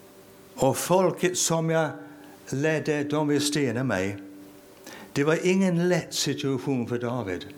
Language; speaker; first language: Swedish; non-native, fluent; English